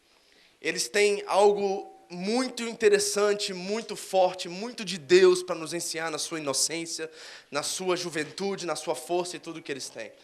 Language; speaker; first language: Portuguese; native; Portuguese